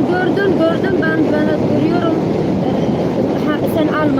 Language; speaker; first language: Turkish; non-native, learner; Arabic